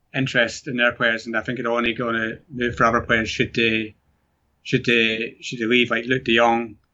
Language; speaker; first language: English; native; English